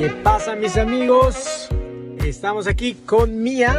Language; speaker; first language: Portuguese; non-native, learner; Spanish